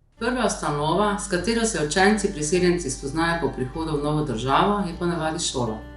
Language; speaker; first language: Slovenian; native; Slovenian